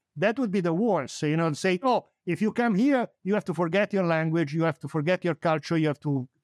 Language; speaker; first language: English; non-native, fluent; Italian